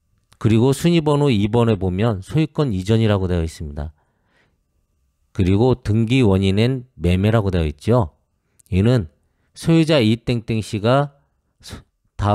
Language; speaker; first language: Korean; native; Korean